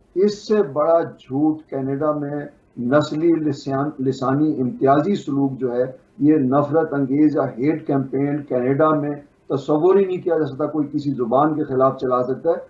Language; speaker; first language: Urdu; non-native, local second language; Punjabi